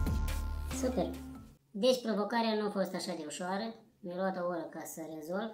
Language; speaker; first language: Romanian; non-native, learner; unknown